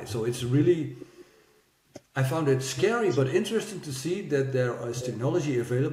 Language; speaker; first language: English; non-native, fluent; Dutch